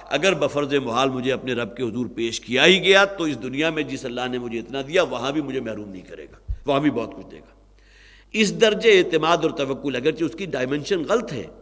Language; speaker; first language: Urdu; native; Urdu